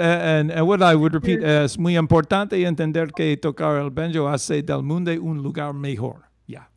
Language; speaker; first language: Spanish; non-native, learner; English